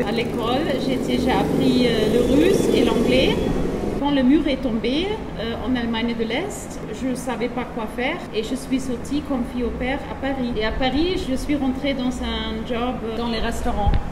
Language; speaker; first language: French; non-native, fluent; German